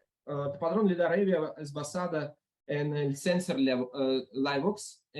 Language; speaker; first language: Spanish; non-native, learner; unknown